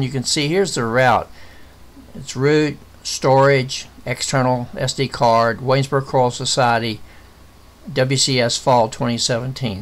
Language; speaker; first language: English; native; English